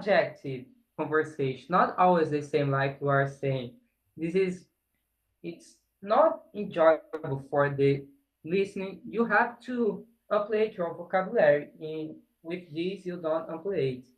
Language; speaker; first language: English; non-native, learner; Portuguese